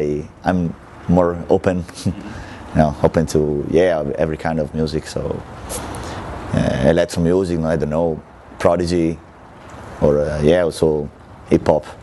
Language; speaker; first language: English; non-native, learner; Italian